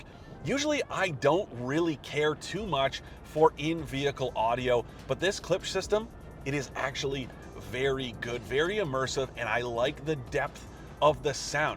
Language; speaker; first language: English; native; English